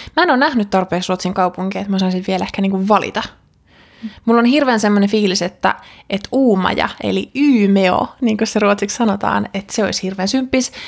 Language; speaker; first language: Finnish; native; Finnish